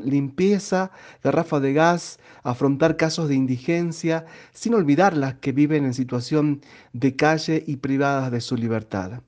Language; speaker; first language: Spanish; native; Spanish